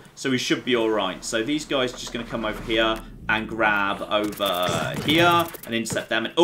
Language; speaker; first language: English; native; English